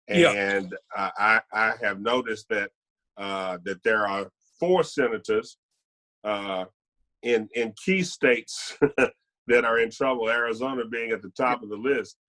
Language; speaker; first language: English; native; English